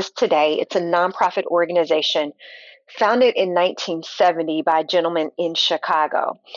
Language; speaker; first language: English; native; English